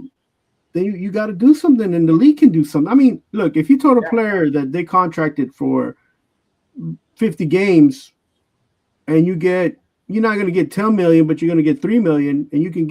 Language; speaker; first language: English; native; English